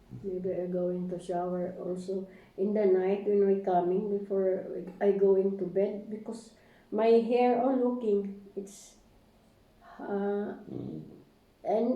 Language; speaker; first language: English; non-native, learner; Filipino